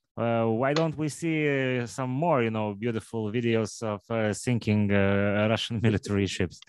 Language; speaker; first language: English; non-native, fluent; Lithuanian